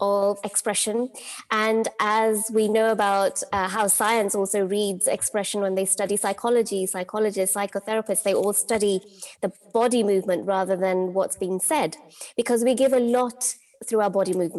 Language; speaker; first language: English; native; English